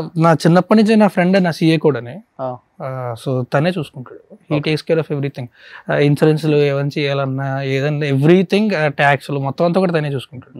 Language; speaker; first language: Telugu; native; Telugu